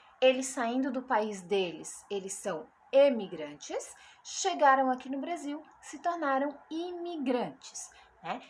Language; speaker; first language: Portuguese; native; Portuguese